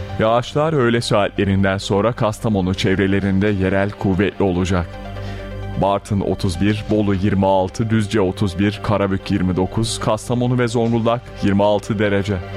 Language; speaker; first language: Turkish; native; Turkish